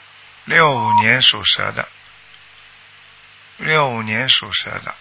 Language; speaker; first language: Chinese; native; Chinese